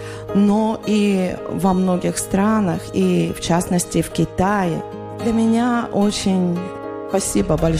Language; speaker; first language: Russian; non-native, fluent; Chinese